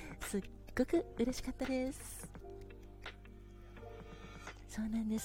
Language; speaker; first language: Japanese; native; Japanese